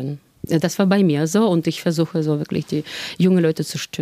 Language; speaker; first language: German; non-native, fluent; Russian